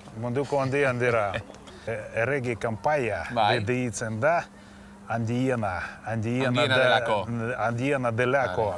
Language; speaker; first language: Basque; non-native, learner; Russian